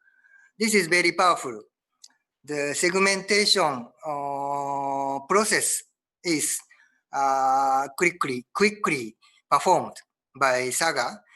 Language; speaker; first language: English; non-native, learner; Japanese